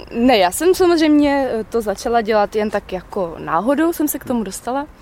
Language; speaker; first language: Czech; native; Czech